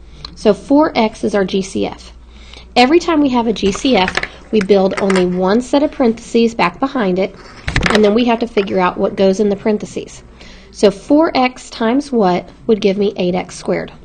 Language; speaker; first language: English; native; English